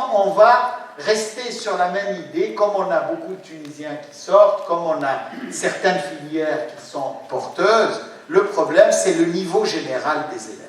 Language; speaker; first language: French; non-native, local second language; Arabic